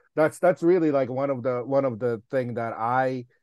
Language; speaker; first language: English; non-native, fluent; Japanese